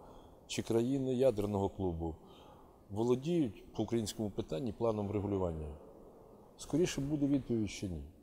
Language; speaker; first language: Ukrainian; native; Ukrainian